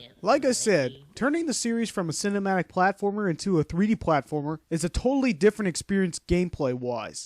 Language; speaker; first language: English; non-native, fluent; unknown